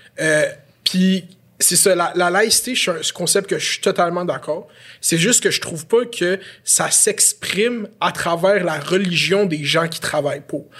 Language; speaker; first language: French; native; French